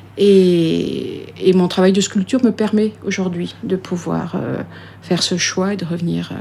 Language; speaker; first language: French; native; French